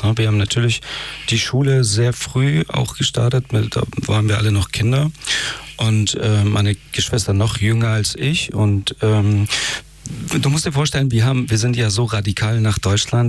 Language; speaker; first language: German; early bilingual, other home language; Persian